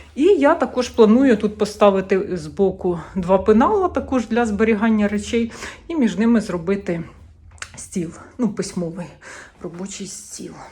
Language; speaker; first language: Ukrainian; non-native, local second language; Russian